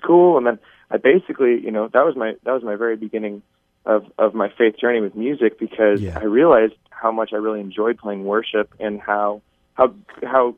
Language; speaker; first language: English; native; English